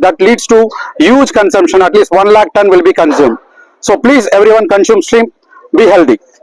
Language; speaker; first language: English; non-native, local second language; Telugu